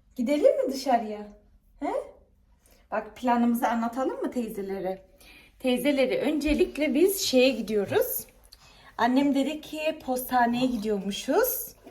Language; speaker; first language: Turkish; early bilingual, heritage; Turkish